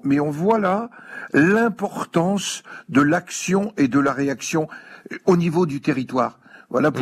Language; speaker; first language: French; native; French